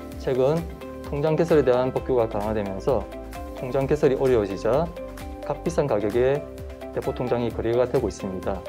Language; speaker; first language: Korean; native; Korean